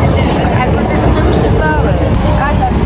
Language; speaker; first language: French; native; French